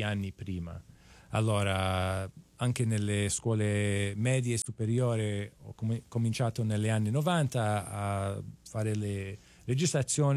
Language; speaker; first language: Italian; non-native, fluent; English